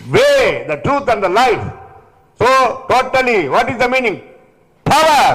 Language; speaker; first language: English; non-native, local second language; Tamil